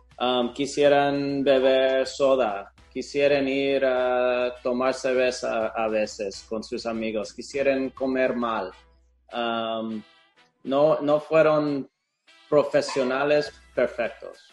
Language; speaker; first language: Spanish; non-native, fluent; English